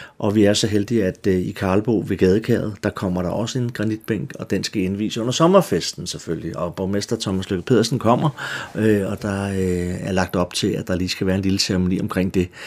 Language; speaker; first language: Danish; native; Danish